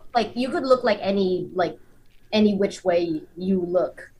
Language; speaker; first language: English; native; English